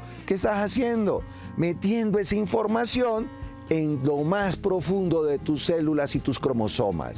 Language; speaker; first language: Spanish; native; Spanish